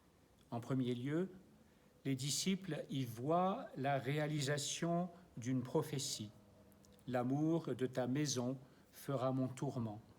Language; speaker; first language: French; native; French